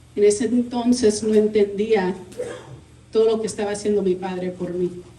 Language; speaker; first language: Spanish; early bilingual, heritage; Spanish